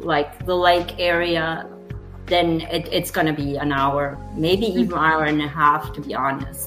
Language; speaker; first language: English; non-native, fluent; German